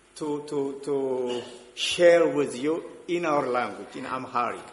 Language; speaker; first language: English; non-native, local second language; Amharic